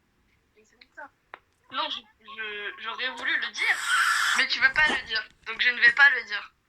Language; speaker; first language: French; native; French